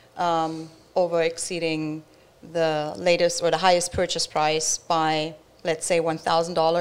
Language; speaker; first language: English; non-native, fluent; German